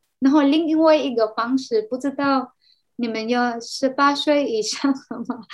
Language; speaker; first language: Chinese; non-native, fluent; Cebuano